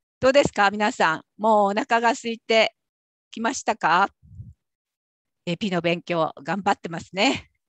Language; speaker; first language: Japanese; native; Japanese